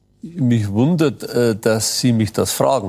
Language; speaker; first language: German; native; German